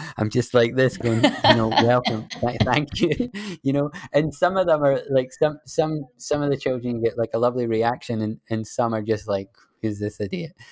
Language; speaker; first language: English; native; English